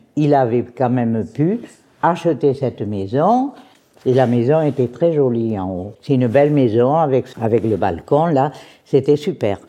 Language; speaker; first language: French; early bilingual, other home language; Spanish